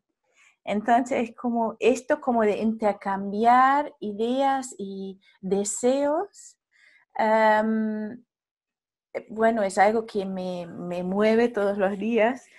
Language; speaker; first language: Spanish; non-native, fluent; German